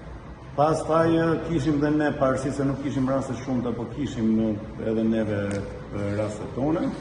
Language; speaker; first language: Albanian; native; Albanian